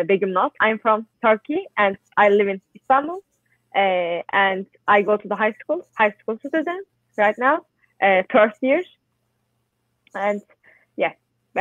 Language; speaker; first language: English; non-native, learner; Turkish